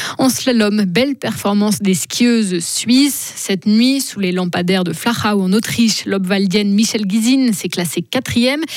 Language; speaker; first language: French; native; French